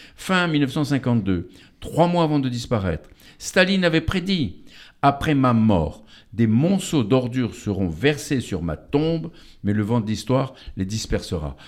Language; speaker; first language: French; native; French